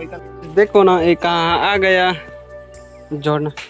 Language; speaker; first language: Hindi; non-native, local second language; Bangla